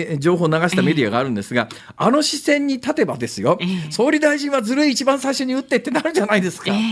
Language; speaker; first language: Japanese; native; Japanese